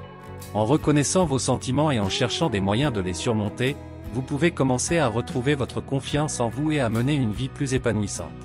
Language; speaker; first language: French; native; French